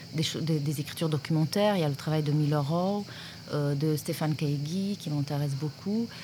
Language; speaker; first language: French; non-native, fluent; Romanian